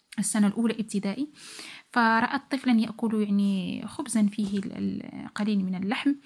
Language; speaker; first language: Arabic; native; Arabic